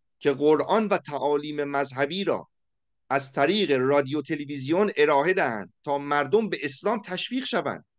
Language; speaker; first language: Persian; native; Persian